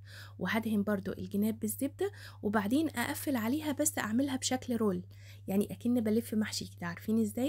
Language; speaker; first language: Arabic; native; Arabic